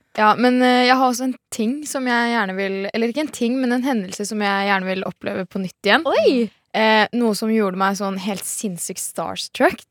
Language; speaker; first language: Norwegian; native; Norwegian